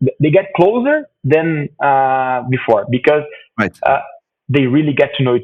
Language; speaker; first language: English; non-native, fluent; Portuguese